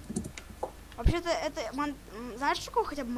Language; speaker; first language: Russian; native; Russian